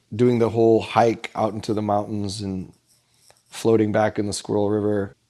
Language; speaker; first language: English; native; English